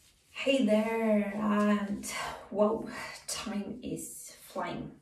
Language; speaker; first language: English; non-native, fluent; German